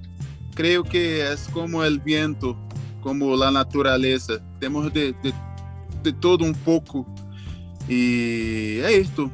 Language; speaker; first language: Spanish; non-native, learner; Portuguese